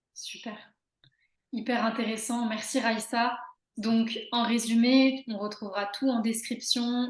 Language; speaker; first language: French; native; French